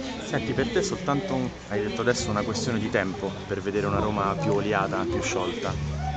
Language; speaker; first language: Italian; native; Italian